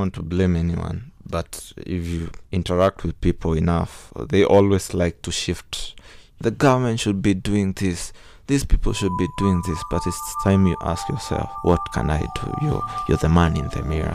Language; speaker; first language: English; non-native, local second language; Kikuyu